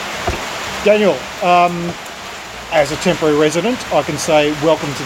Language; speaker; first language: English; native; English